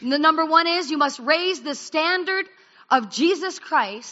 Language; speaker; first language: English; native; English